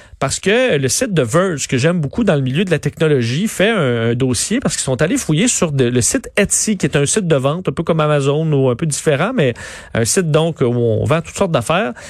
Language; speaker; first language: French; native; French